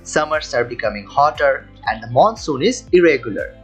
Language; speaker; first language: English; non-native, local second language; Bangla